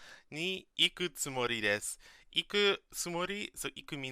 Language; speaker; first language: Japanese; non-native, learner; English